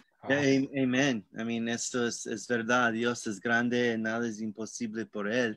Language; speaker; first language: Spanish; non-native, learner; English